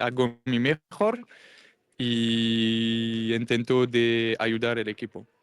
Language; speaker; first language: Spanish; non-native, learner; English